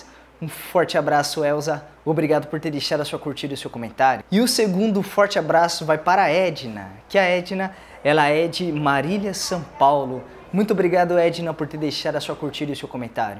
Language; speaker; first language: Portuguese; native; Portuguese